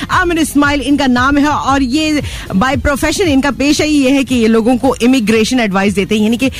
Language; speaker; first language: Urdu; native; Urdu